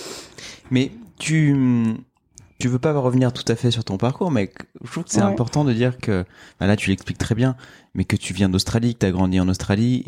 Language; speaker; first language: French; native; French